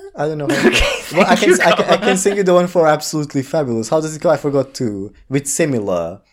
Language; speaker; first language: English; non-native, fluent; Portuguese